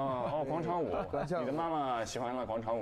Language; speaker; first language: Chinese; native; Chinese